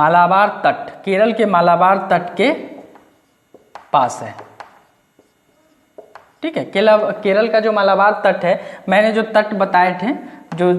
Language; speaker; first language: Hindi; native; Hindi